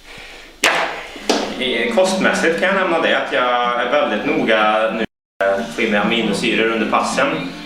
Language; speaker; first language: Swedish; native; Swedish